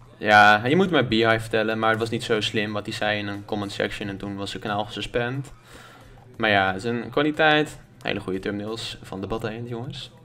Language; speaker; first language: Dutch; native; Dutch